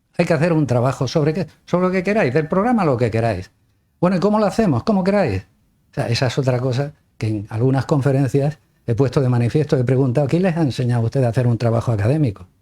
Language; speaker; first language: Spanish; native; Spanish